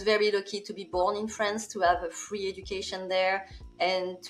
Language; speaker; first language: English; non-native, fluent; French